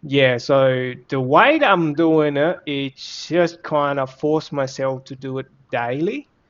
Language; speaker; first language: English; non-native, fluent; Vietnamese